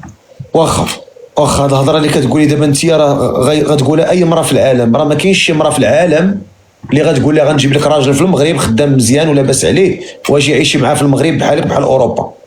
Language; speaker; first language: Arabic; native; Arabic